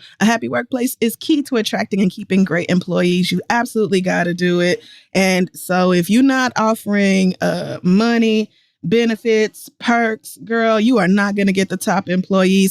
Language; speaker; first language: English; native; English